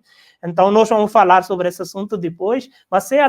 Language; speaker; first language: Portuguese; non-native, learner; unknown